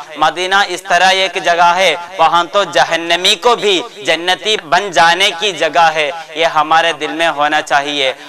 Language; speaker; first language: Urdu; non-native, local second language; Malayalam